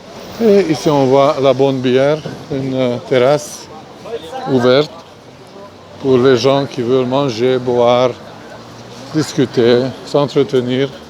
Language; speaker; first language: French; non-native, fluent; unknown